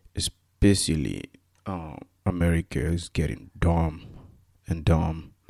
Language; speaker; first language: English; non-native, fluent; Spanish